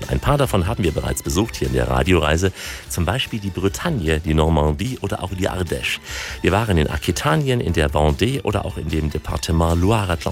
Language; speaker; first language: German; native; German